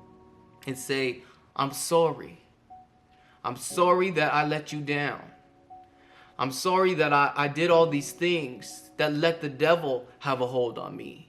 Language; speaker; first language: English; native; English